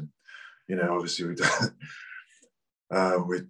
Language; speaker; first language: English; native; English